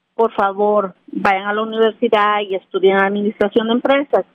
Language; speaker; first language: Spanish; native; Spanish